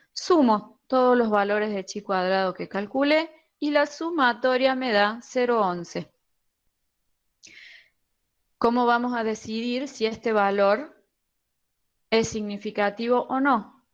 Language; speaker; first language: Spanish; native; Spanish